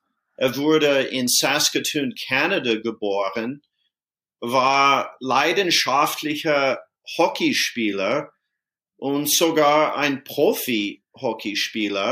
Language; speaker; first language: German; non-native, fluent; English